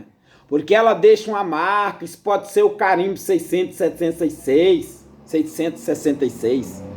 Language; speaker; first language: Portuguese; native; Portuguese